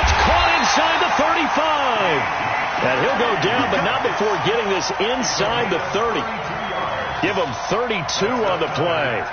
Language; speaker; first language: English; native; English